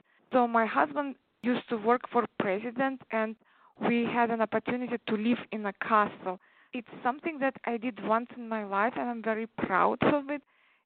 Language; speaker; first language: English; non-native, fluent; Tatar